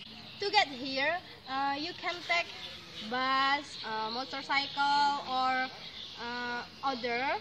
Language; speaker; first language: English; non-native, learner; Indonesian